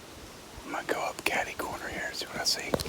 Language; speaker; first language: English; native; English